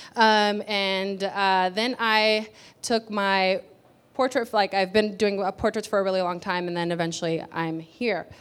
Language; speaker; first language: English; early bilingual, other home language; Spanish